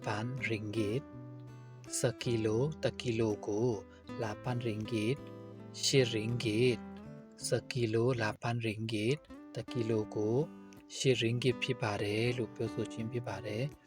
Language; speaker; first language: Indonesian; non-native, learner; Burmese